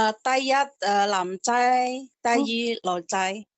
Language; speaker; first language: Cantonese; non-native, learner; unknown